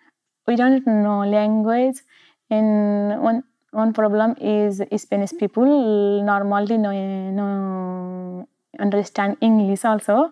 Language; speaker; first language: English; non-native, learner; Nepali